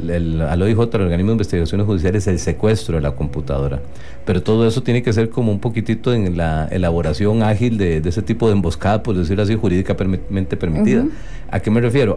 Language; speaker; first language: Spanish; native; Spanish